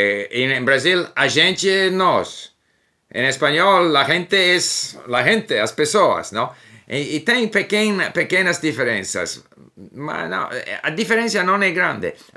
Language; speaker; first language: Portuguese; non-native, learner; English